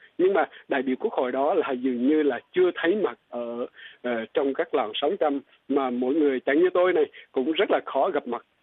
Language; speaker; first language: Vietnamese; non-native, local second language; Eastern Cham